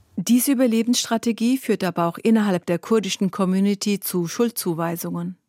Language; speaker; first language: German; early bilingual, other home language; Kurdish